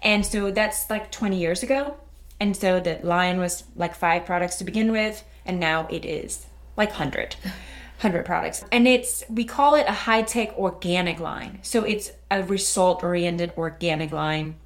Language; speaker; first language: English; non-native, fluent; Danish